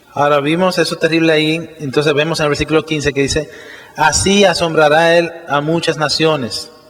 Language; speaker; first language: Spanish; native; Spanish